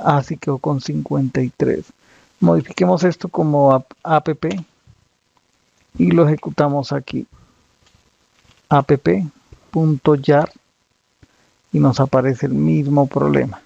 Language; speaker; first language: Spanish; native; Spanish